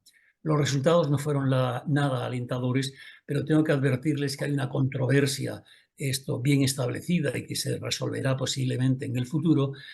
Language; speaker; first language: Spanish; native; Spanish